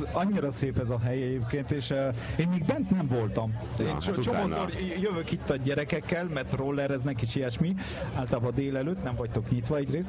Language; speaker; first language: Hungarian; early bilingual, heritage; French